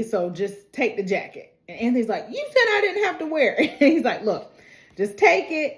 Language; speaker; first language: English; native; English